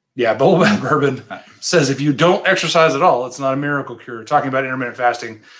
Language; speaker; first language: English; native; English